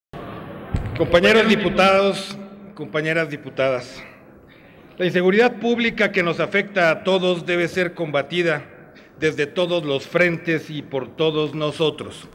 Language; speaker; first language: Spanish; native; Spanish